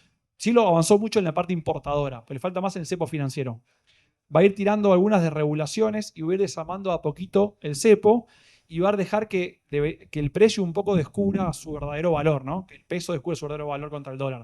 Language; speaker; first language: Spanish; native; Spanish